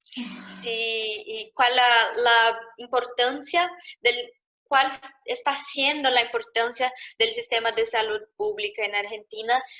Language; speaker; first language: Spanish; non-native, learner; Portuguese